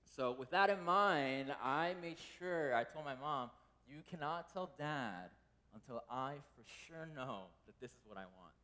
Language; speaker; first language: English; native; English